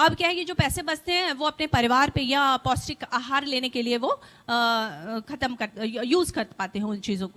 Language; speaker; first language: Hindi; native; Hindi